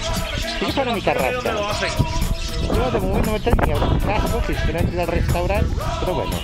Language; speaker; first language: Spanish; non-native, local second language; Catalan